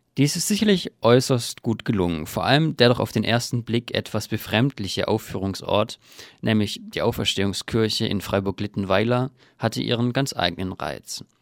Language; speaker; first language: German; native; German